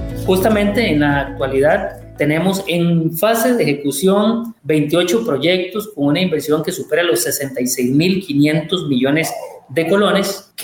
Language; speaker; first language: Spanish; native; Spanish